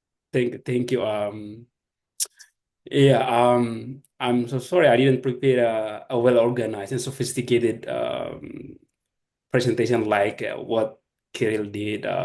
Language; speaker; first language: English; non-native, fluent; Indonesian